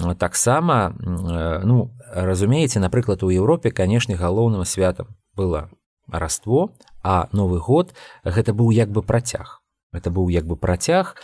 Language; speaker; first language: Belarusian; non-native, local second language; Russian